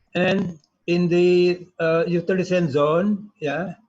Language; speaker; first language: English; non-native, learner; Indonesian